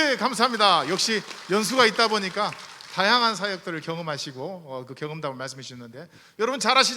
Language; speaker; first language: Korean; native; Korean